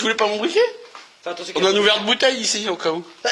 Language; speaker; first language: French; native; French